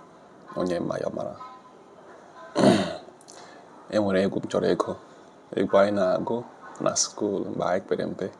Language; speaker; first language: Igbo; native; Igbo